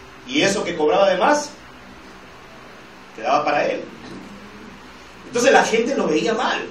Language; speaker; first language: Spanish; native; Spanish